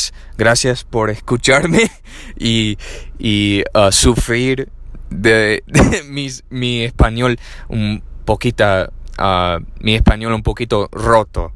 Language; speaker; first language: Spanish; non-native, learner; English